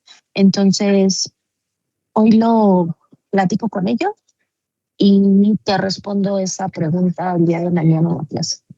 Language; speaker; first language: Spanish; native; Spanish